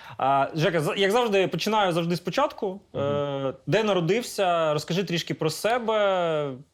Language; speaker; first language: Ukrainian; non-native, local second language; Russian